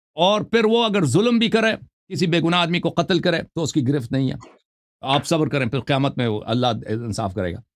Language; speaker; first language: Urdu; non-native, fluent; Persian